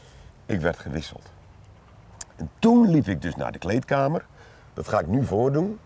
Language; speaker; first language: Dutch; native; Dutch